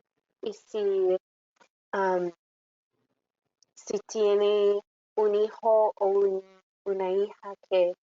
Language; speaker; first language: Spanish; non-native, fluent; English